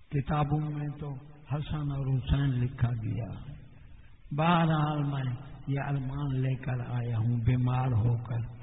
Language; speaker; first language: Urdu; non-native, local second language; Punjabi